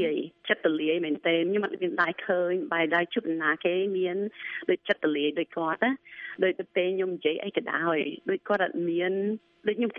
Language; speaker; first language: Khmer; early bilingual, heritage; Khmer